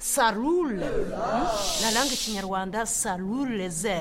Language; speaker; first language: French; non-native, local second language; Kinyarwanda